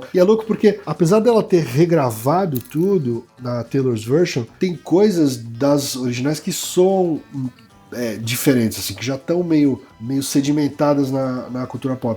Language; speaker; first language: Portuguese; native; Portuguese